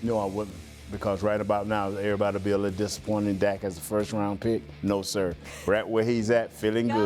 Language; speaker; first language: English; native; English